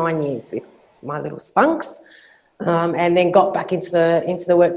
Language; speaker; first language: English; native; English